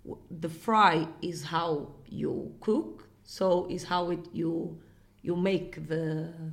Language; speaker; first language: English; non-native, fluent; Portuguese